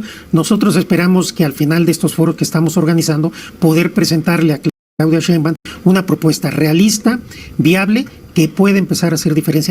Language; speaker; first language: Spanish; native; Spanish